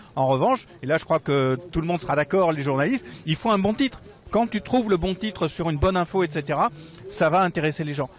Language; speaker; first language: French; native; French